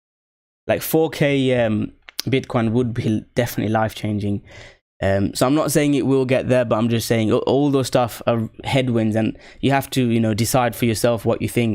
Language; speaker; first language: English; native; English